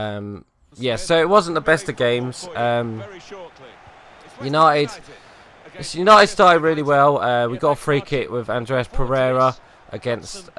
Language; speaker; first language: English; native; English